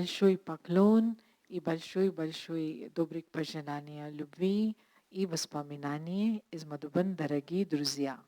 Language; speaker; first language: Russian; non-native, learner; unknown